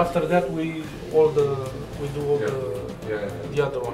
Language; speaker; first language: English; non-native, fluent; Romanian